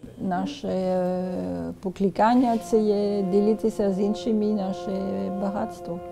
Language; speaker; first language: Ukrainian; non-native, fluent; French